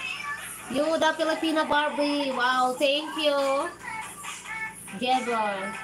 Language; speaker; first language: English; non-native, learner; Filipino